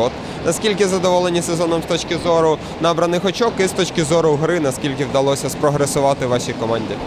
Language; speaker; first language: Ukrainian; native; Ukrainian